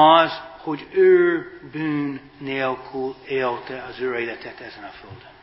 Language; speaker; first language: Hungarian; non-native, fluent; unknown